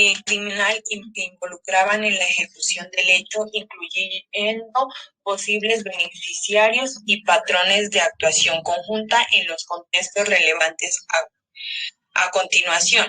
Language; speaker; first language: Spanish; native; Spanish